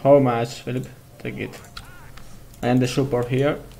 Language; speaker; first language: English; non-native, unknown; Spanish